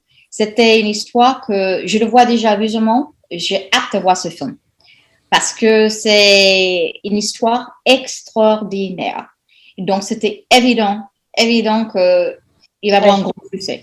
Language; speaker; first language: French; non-native, fluent; English